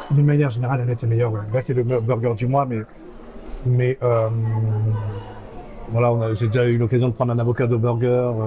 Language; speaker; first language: French; native; French